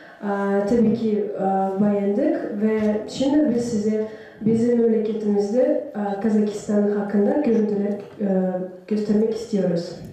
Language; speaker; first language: Turkish; non-native, learner; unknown